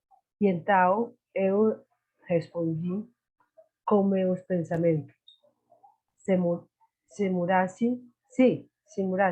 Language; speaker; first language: Portuguese; non-native, learner; Spanish